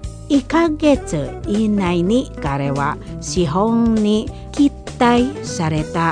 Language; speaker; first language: Japanese; non-native, fluent; Indonesian